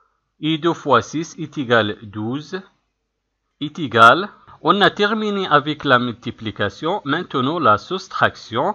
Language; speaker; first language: French; non-native, local second language; Arabic